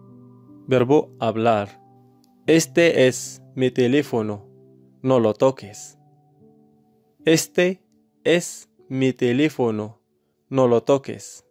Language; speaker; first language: Spanish; non-native, learner; Arabic